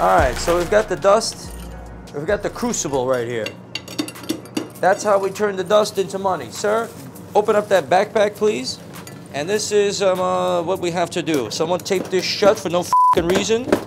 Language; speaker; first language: English; early bilingual, other home language; Russian